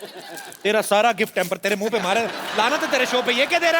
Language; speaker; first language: Hindi; native; Hindi